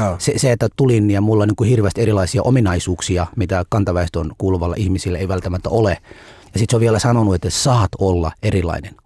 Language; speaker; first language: Finnish; non-native, fluent; Somali